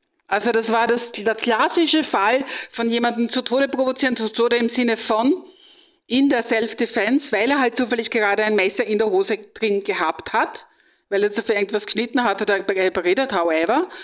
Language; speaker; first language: German; native; German